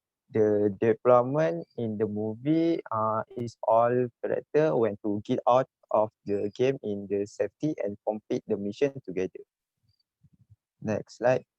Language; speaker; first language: English; non-native, learner; Malay